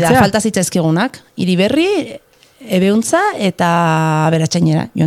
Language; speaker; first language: Basque; native; Basque